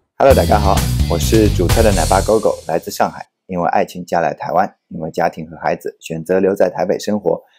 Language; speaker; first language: Chinese; native; Chinese